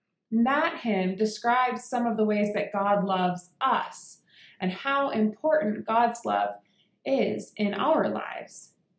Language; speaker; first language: English; native; English